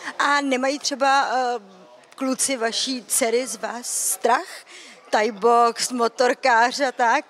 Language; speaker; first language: Czech; native; Czech